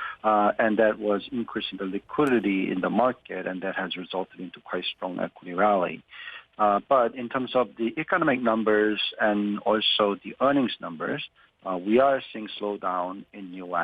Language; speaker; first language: English; non-native, fluent; Korean